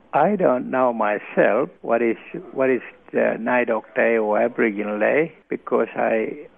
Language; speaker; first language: English; non-native, local second language; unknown